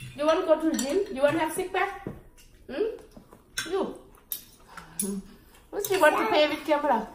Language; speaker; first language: English; non-native, learner; Thai